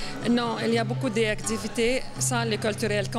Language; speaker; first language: French; non-native, learner; Arabic